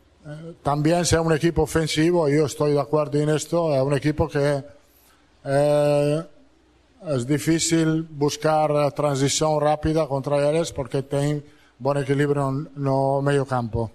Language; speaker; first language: Portuguese; non-native, learner; Italian